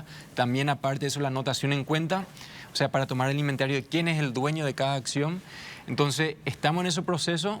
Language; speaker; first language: Spanish; native; Spanish